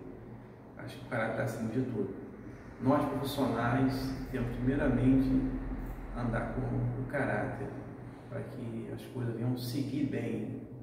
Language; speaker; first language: Portuguese; native; Portuguese